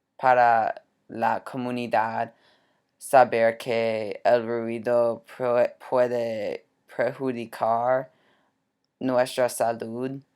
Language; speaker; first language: Spanish; non-native, learner; English